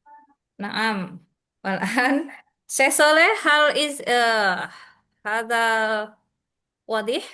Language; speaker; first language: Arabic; non-native, learner; Indonesian